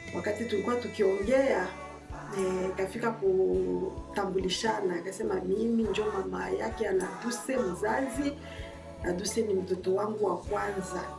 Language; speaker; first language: Swahili; native; Swahili